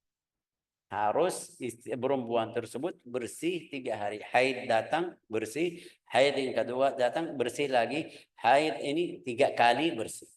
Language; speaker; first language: Indonesian; non-native, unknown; Arabic